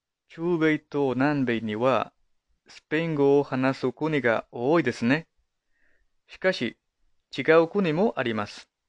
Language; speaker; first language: Japanese; non-native, fluent; Spanish